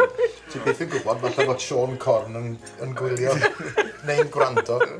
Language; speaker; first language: Welsh; native; Welsh